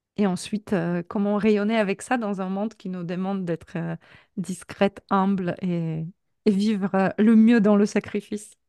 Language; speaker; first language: French; non-native, fluent; Polish